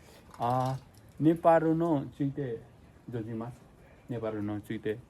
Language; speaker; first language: Japanese; non-native, learner; Nepali